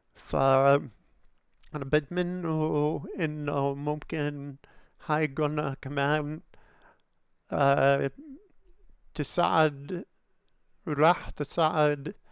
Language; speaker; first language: Arabic; non-native, learner; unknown